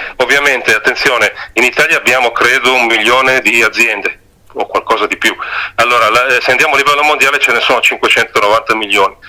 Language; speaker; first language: Italian; native; Italian